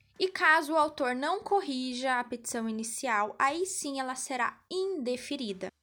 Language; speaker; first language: Portuguese; native; Portuguese